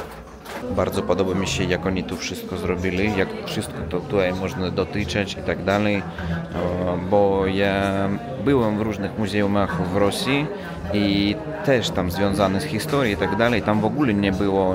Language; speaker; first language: Polish; non-native, learner; Russian